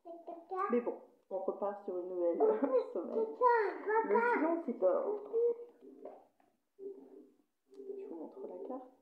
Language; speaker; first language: French; native; French